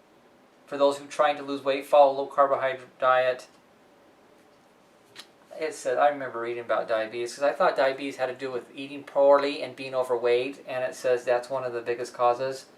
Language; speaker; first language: English; native; English